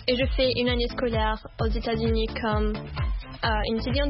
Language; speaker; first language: French; non-native, learner; Arabic